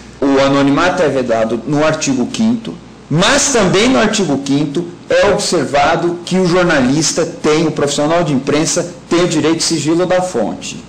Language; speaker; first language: Portuguese; native; Portuguese